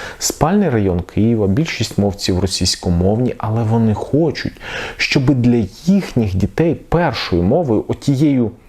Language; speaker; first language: Ukrainian; non-native, local second language; Russian